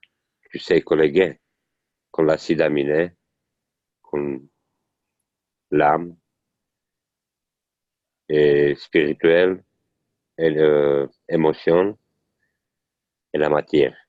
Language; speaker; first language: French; non-native, learner; Italian